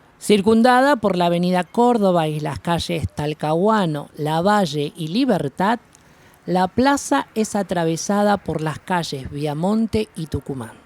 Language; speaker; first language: Spanish; native; Spanish